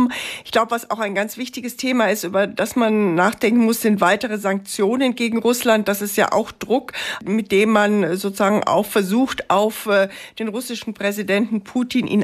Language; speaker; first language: German; native; German